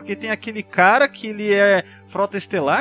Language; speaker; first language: Portuguese; native; Portuguese